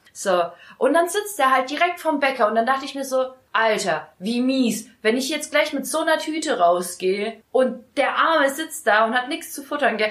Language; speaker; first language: German; early bilingual, other home language; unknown